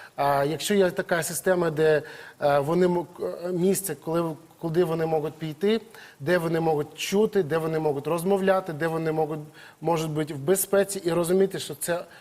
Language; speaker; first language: Ukrainian; native; Ukrainian